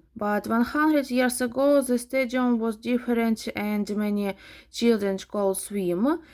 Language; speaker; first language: English; non-native, fluent; Ukrainian